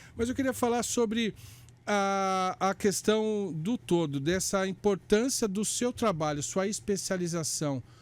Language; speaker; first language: Portuguese; native; Portuguese